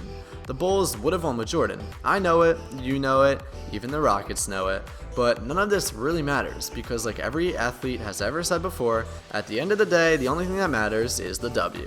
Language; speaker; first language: English; native; English